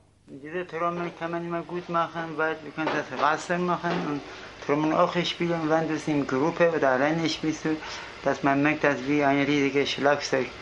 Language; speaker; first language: German; non-native, fluent; Kurdish